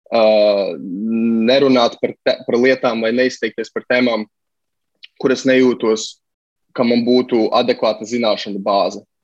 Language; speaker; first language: Latvian; native; Latvian